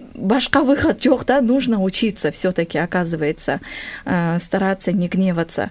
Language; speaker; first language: Russian; non-native, local second language; Kyrgyz